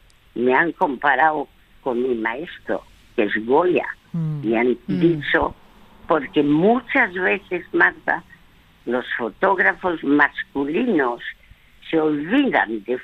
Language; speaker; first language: Spanish; early bilingual, other home language; French